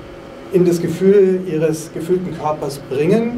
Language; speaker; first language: German; native; German